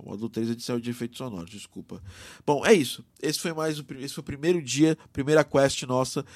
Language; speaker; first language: Portuguese; native; Portuguese